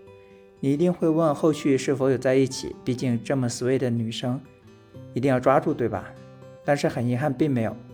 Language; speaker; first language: Chinese; native; Chinese